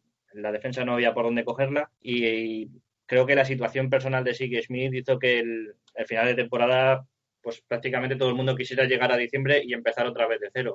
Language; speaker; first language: Spanish; native; Spanish